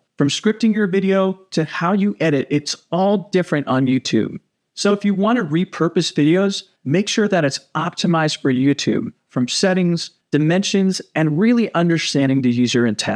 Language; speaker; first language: English; native; English